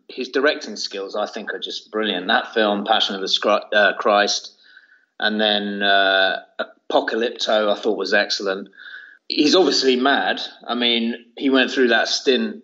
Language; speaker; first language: English; native; English